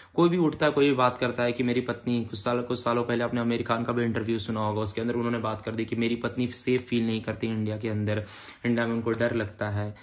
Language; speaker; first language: Hindi; native; Hindi